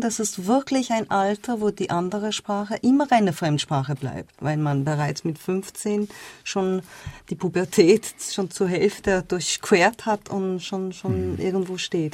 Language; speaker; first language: German; non-native, fluent; Persian